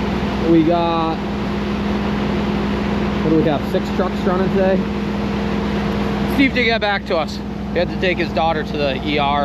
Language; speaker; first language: English; native; English